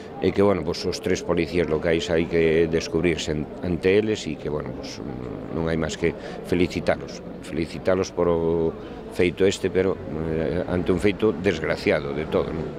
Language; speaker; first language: Galician; native; Galician